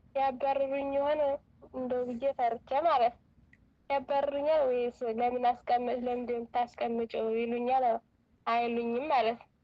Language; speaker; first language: Amharic; native; Amharic